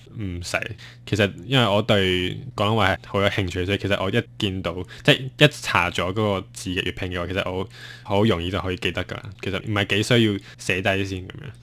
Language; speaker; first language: Cantonese; non-native, fluent; Chinese